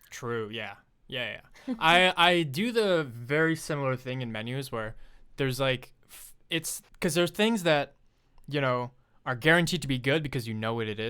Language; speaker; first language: English; non-native, fluent; French